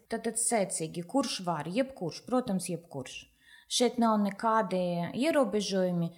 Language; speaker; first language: Latvian; non-native, local second language; Russian